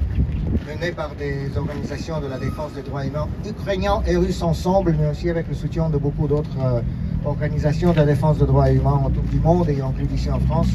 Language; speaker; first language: French; non-native, fluent; Russian